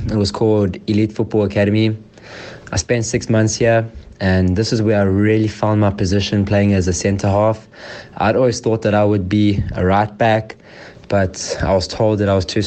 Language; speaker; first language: English; native; English